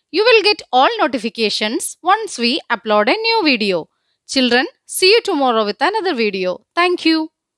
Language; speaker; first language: English; non-native, local second language; Malayalam